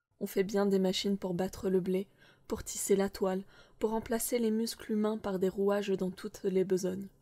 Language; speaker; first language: French; native; French